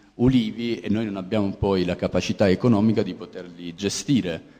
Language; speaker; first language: Italian; native; Italian